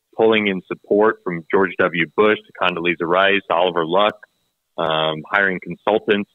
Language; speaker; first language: English; native; English